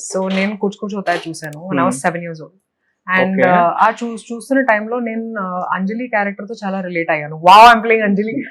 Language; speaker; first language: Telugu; non-native, fluent; Hindi